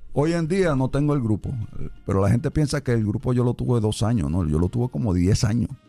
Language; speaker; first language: Spanish; early bilingual, heritage; Spanish